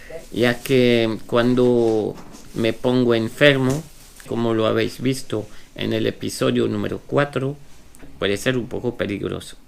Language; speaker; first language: Spanish; non-native, fluent; French